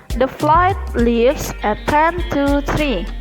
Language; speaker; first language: English; non-native, learner; Indonesian